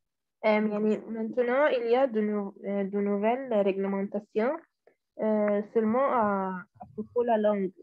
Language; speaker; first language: French; non-native, learner; Arabic